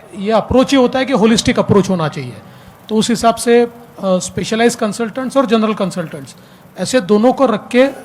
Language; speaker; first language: Hindi; non-native, local second language; Marathi